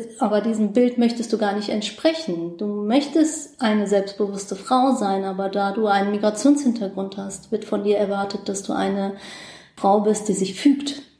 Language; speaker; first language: German; early bilingual, other home language; Kurdish